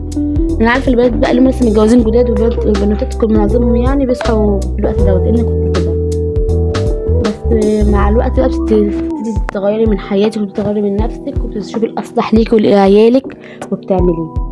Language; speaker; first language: Arabic; native; Arabic